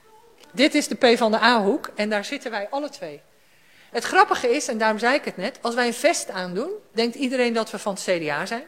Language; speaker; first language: Dutch; native; Dutch